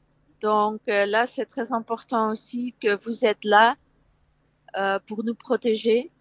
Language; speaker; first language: French; non-native, local second language; Dutch